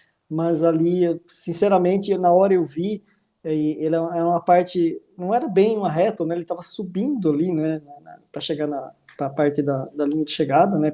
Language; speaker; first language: Portuguese; native; Portuguese